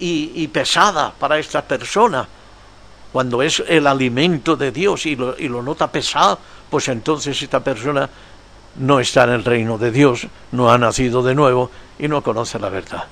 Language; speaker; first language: Spanish; native; Spanish